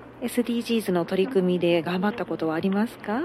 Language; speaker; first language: Japanese; native; Japanese